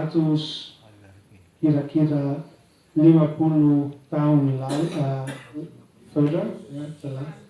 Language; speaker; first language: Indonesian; non-native, learner; Dutch